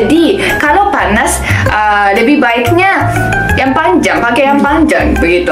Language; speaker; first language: Indonesian; non-native, learner; Japanese